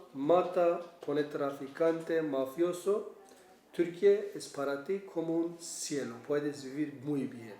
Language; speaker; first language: Spanish; non-native, learner; Kurdish